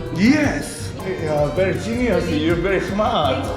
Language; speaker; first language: English; non-native, learner; Korean